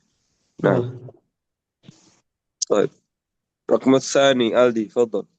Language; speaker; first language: Arabic; non-native, fluent; Indonesian